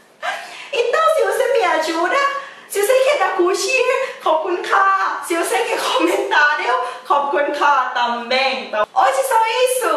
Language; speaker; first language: Portuguese; non-native, learner; Thai